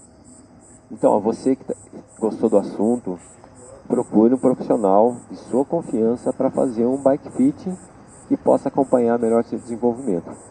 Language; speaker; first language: Portuguese; native; Portuguese